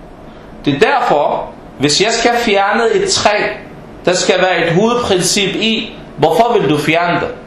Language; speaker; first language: Danish; non-native, fluent; Arabic